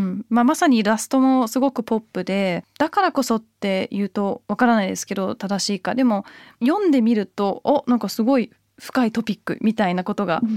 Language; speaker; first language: Japanese; early bilingual, heritage; Japanese